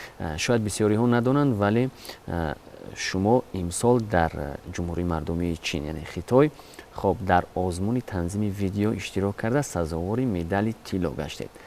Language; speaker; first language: Tajik; native; Tajik